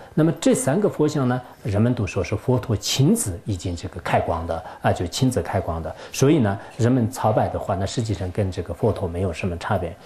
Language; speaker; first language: Chinese; non-native, local second language; Tibetan